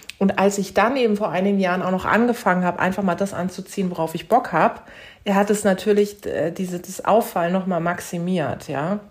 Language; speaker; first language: German; early bilingual, other home language; Turkish